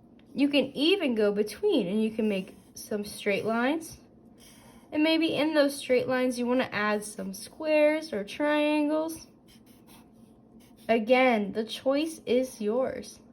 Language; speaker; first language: English; native; English